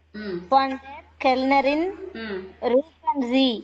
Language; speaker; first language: German; non-native, learner; Tamil